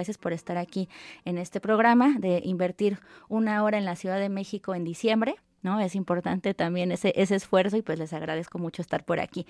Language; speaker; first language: Spanish; native; Spanish